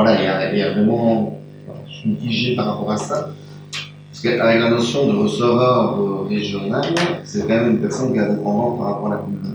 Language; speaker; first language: French; native; French